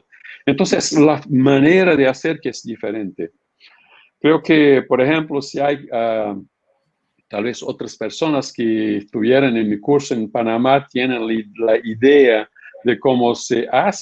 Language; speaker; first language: Spanish; non-native, fluent; Portuguese